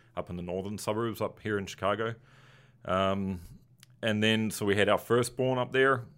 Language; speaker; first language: English; native; English